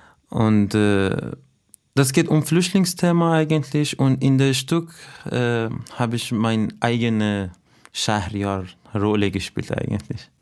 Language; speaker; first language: German; non-native, fluent; Persian